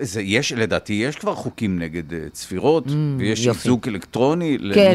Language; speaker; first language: Hebrew; native; Hebrew